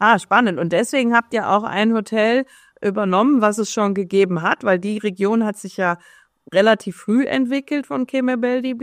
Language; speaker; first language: German; native; German